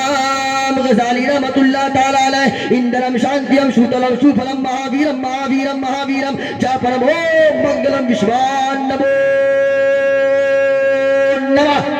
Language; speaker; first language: Hindi; native; Hindi